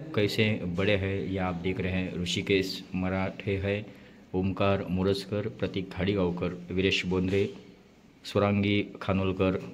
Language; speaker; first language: Hindi; non-native, local second language; Marathi